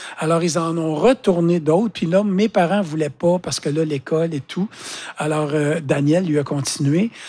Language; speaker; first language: French; native; French